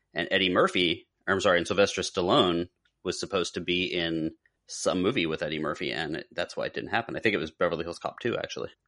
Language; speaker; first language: English; native; English